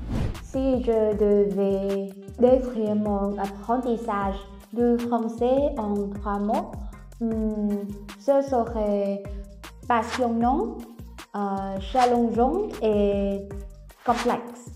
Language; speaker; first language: French; non-native, learner; Vietnamese